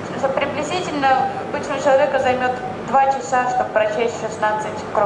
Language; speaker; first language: Russian; native; Russian